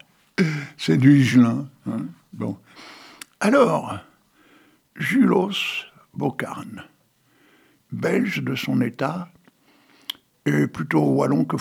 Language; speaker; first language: French; native; French